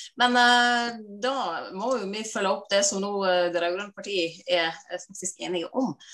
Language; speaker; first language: Norwegian; native; Norwegian